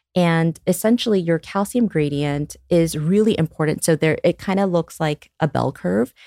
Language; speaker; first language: English; early bilingual, other home language; Korean